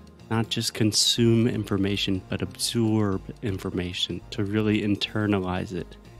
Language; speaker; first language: English; native; English